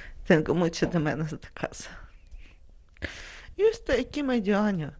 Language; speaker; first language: Spanish; non-native, learner; Russian